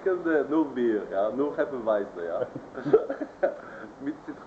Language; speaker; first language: German; non-native, learner; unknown